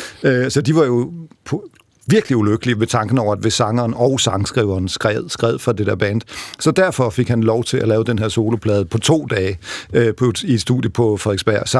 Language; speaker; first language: Danish; native; Danish